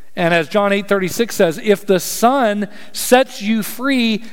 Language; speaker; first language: English; native; English